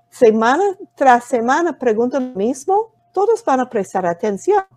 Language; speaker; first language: Spanish; non-native, fluent; English